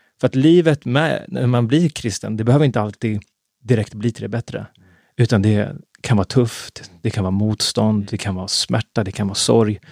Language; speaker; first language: Swedish; native; Swedish